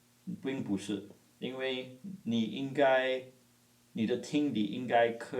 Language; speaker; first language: Chinese; non-native, fluent; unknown